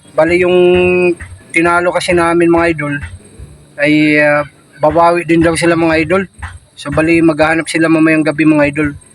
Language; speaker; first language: Filipino; native; Filipino